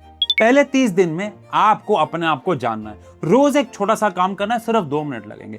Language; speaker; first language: Hindi; native; Hindi